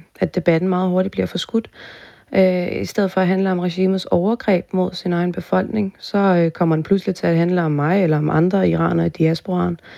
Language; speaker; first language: Danish; early bilingual, other home language; Persian